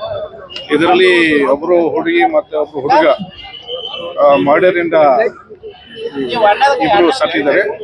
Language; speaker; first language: Kannada; non-native, fluent; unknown